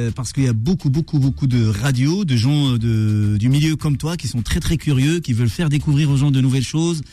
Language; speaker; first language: French; non-native, local second language; Arabic